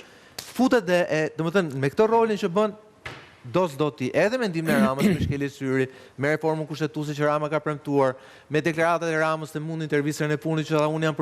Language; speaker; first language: Albanian; native; Albanian